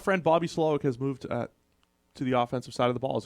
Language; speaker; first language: English; native; English